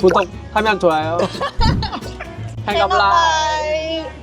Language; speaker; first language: Korean; non-native, learner; Vietnamese